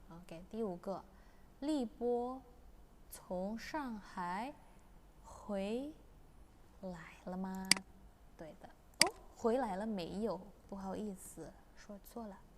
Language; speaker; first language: Chinese; non-native, fluent; Indonesian